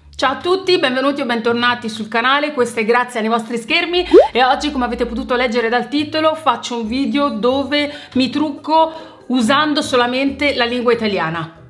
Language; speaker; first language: Italian; native; Italian